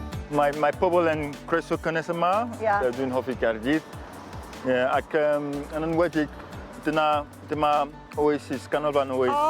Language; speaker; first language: Welsh; non-native, fluent; French